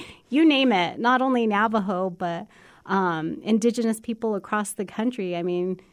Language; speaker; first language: English; native; English